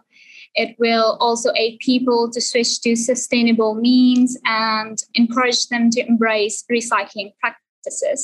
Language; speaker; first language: English; non-native, local second language; Punjabi